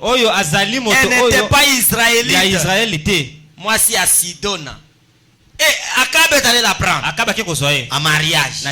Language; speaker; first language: Haitian Creole; non-native, local second language; Lingala